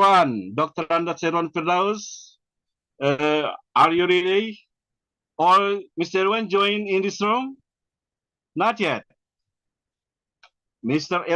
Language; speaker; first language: English; non-native, learner; Indonesian